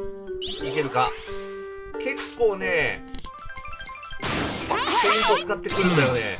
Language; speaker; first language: Japanese; native; Japanese